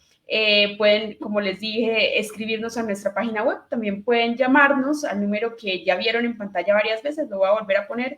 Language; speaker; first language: Spanish; native; Spanish